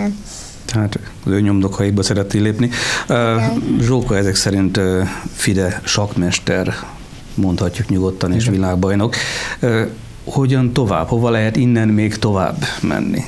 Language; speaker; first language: Hungarian; native; Hungarian